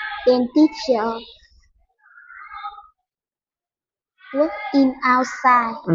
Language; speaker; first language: English; non-native, learner; Vietnamese